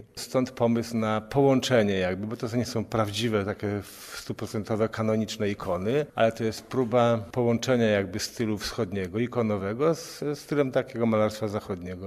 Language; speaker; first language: Polish; native; Polish